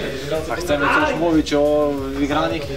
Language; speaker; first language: Polish; non-native, learner; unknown